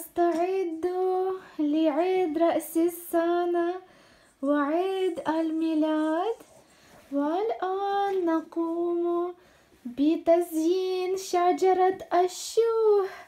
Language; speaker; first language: Arabic; non-native, fluent; Ukrainian